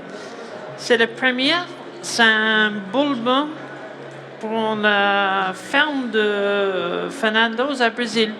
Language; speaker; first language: French; non-native, learner; English